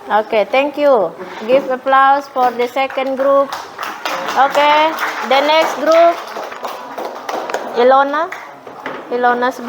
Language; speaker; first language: English; non-native, fluent; Indonesian